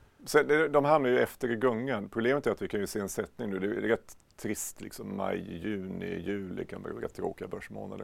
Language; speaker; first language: Swedish; native; Swedish